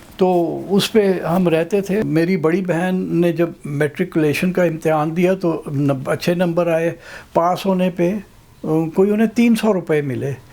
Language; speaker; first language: Urdu; non-native, local second language; Punjabi